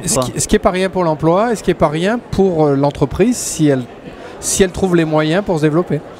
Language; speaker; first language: French; native; French